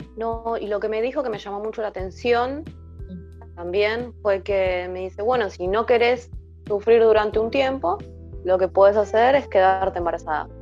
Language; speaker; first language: Spanish; native; Spanish